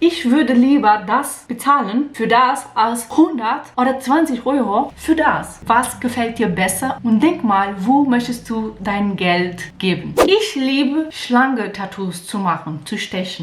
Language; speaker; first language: German; non-native, learner; Portuguese